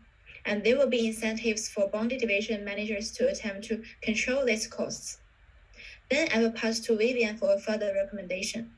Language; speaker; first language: English; non-native, fluent; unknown